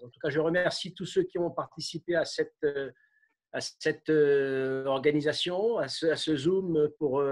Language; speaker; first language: French; native; French